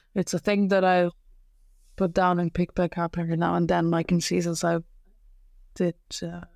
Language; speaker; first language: English; non-native, fluent; Serbian